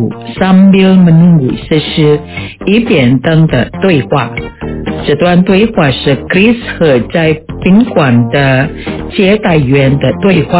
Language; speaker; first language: Chinese; non-native, fluent; Indonesian